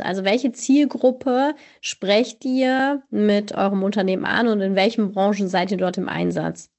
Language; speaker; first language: German; native; German